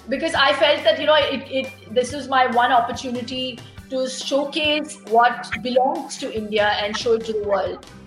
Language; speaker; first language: English; non-native, local second language; Tulu